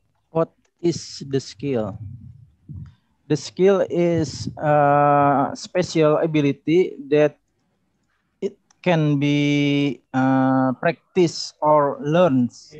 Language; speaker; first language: English; non-native, learner; Indonesian